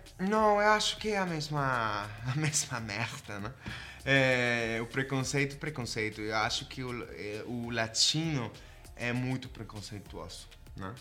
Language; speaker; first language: Portuguese; non-native, fluent; Spanish